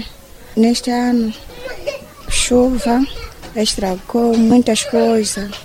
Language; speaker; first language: Portuguese; non-native, local second language; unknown